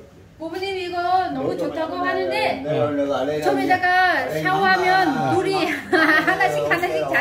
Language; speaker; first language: Korean; non-native, learner; Vietnamese